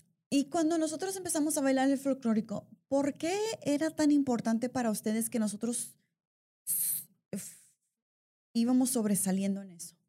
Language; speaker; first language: Spanish; early bilingual, heritage; Spanish